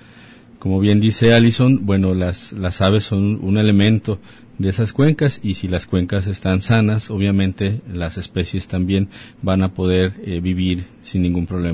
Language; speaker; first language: Spanish; native; Spanish